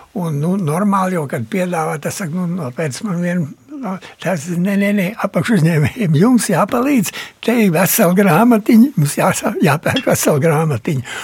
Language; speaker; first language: Latvian; early bilingual, heritage; Latvian